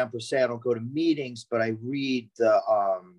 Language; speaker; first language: English; native; English